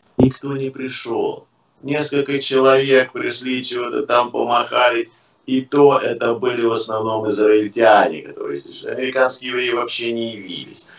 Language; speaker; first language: Russian; native; Russian